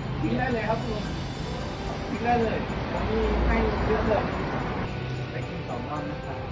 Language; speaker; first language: Thai; native; Thai